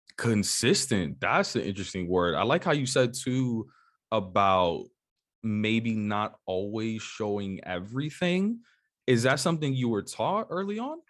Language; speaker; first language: English; early bilingual, other home language; Spanish